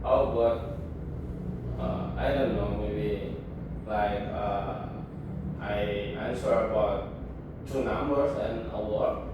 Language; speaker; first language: English; non-native, learner; Indonesian